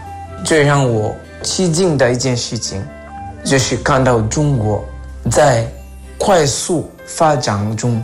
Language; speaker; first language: Chinese; non-native, fluent; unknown